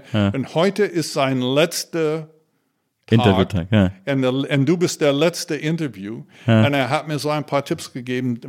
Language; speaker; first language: German; non-native, fluent; English